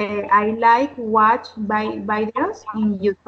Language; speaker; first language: English; non-native, learner; Spanish